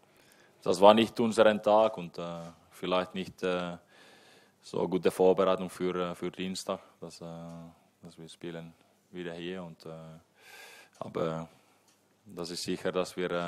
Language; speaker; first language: German; non-native, fluent; Finnish